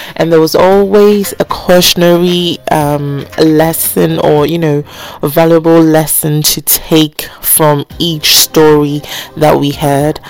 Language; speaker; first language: English; non-native, local second language; Akan